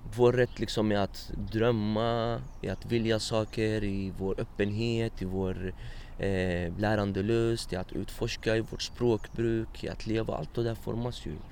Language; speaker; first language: Swedish; early bilingual, other home language; Arabic